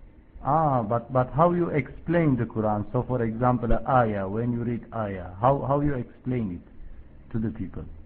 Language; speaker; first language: English; non-native, fluent; Arabic